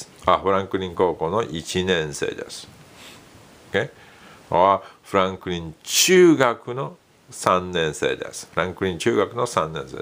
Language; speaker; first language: Japanese; non-native, fluent; English